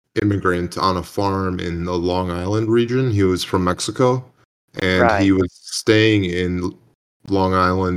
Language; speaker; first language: English; native; English